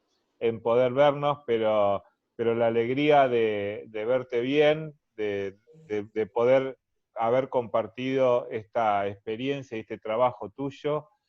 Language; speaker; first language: Spanish; native; Spanish